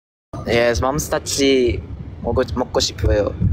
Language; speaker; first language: Korean; non-native, learner; Filipino